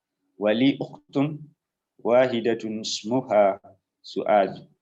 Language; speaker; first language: Arabic; non-native, learner; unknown